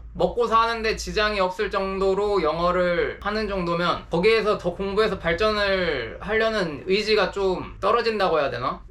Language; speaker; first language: Korean; native; Korean